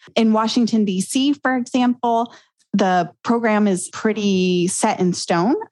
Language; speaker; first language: English; native; English